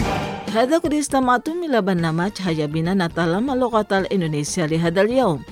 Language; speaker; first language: Arabic; non-native, fluent; Indonesian